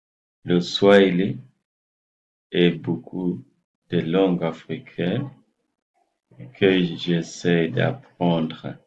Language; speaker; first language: French; non-native, fluent; English